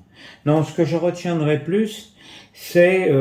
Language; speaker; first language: French; native; French